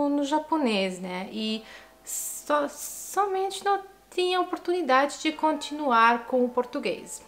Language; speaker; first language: Portuguese; non-native, fluent; Italian